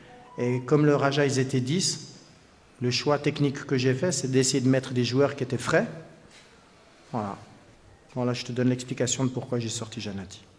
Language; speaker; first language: French; native; French